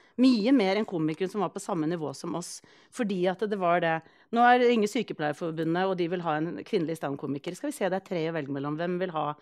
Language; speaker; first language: Norwegian; early bilingual, other home language; Icelandic